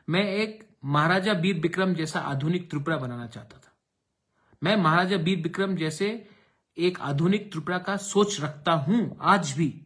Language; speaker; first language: Hindi; non-native, local second language; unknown